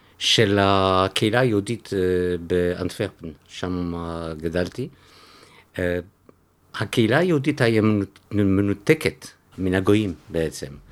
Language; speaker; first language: Hebrew; non-native, fluent; French